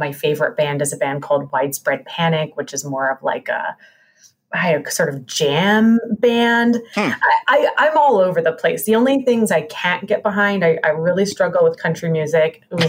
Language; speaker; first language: English; native; English